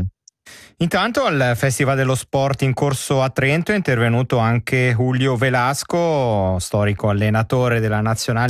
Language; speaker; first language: Italian; native; Italian